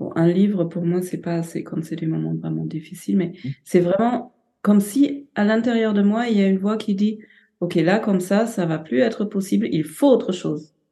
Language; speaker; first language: French; non-native, fluent; German